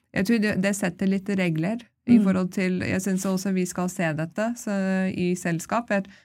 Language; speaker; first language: Norwegian; non-native, fluent; English